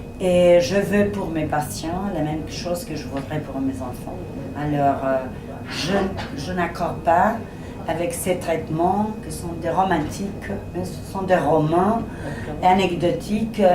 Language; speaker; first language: French; non-native, fluent; Spanish